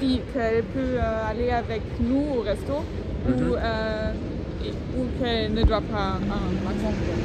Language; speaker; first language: French; non-native, fluent; German